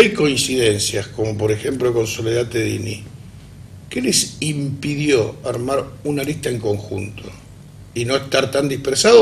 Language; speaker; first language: Spanish; native; Spanish